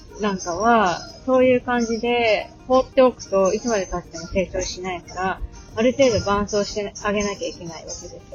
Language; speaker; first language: Japanese; native; Japanese